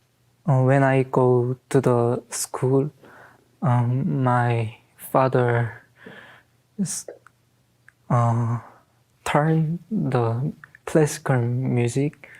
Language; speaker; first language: English; non-native, learner; Korean